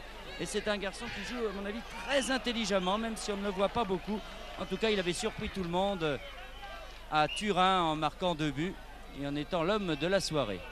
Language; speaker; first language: French; native; French